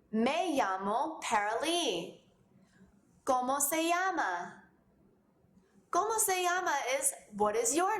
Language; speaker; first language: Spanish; non-native, fluent; English